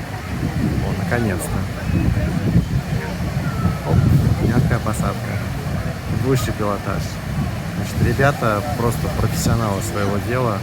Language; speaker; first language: Russian; native; Russian